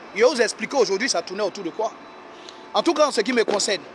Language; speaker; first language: French; native; French